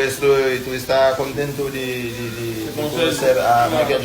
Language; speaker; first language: Spanish; non-native, learner; Haitian Creole